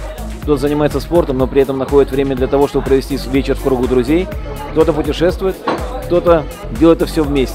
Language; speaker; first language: Russian; native; Russian